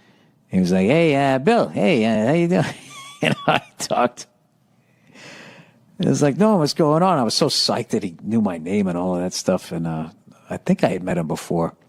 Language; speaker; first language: English; native; English